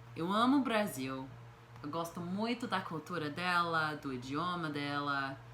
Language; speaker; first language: Portuguese; non-native, fluent; English